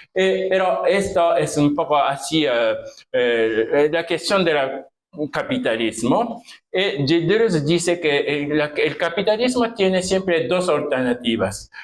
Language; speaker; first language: Spanish; non-native, fluent; Japanese